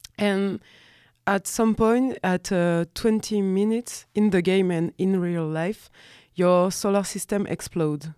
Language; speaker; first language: English; non-native, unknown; French